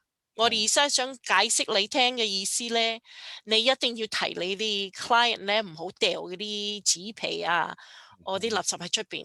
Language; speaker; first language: Cantonese; early bilingual, heritage; Cantonese